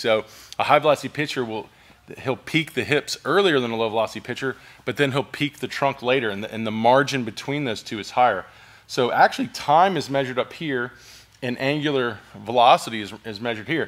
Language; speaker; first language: English; native; English